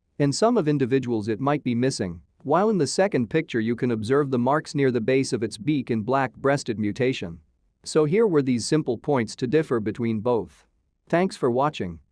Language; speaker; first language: English; non-native, local second language; Urdu